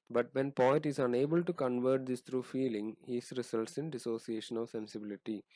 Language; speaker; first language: English; non-native, local second language; Malayalam